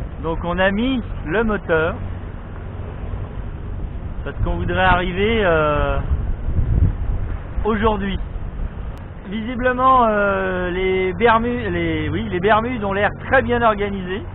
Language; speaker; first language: French; native; French